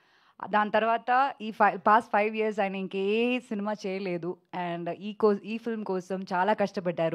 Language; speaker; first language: Telugu; non-native, fluent; Malayalam